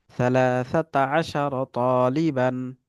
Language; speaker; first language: Arabic; non-native, fluent; Bangla